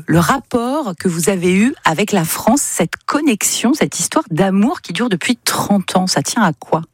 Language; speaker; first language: French; native; French